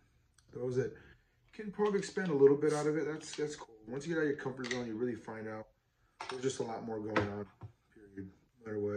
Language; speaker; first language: English; native; English